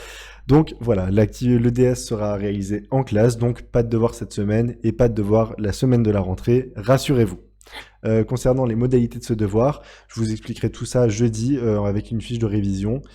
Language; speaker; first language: French; native; French